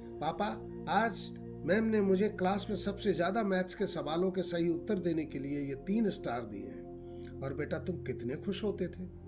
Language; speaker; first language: Hindi; native; Hindi